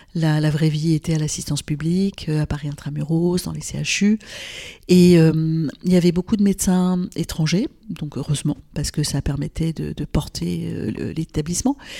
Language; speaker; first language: French; non-native, local second language; Arabic